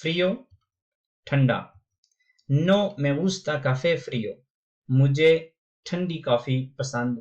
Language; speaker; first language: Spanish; non-native, fluent; Urdu